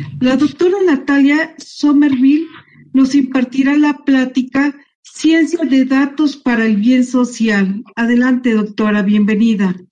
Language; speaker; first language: Spanish; native; Spanish